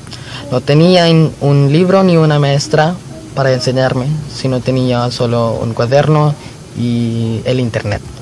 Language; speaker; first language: Spanish; non-native, fluent; Filipino